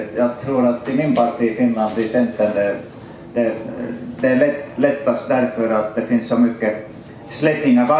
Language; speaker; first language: Swedish; non-native, fluent; Finnish